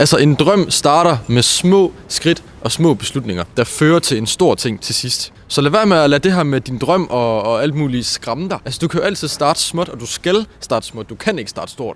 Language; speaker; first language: Danish; native; Danish